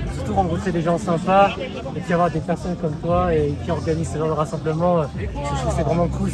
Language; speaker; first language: French; early bilingual, other home language; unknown